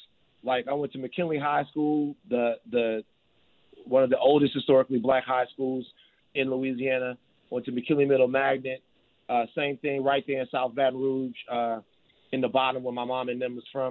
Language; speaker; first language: English; native; English